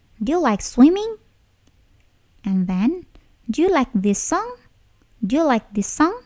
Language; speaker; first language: English; non-native, learner; Indonesian